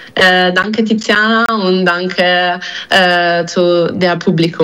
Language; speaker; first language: German; non-native, learner; Italian